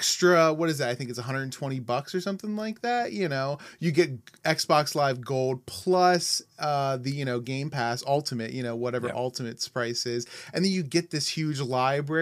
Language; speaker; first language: English; native; English